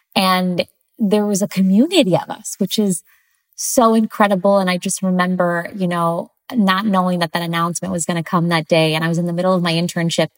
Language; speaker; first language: English; early bilingual, other home language; Spanish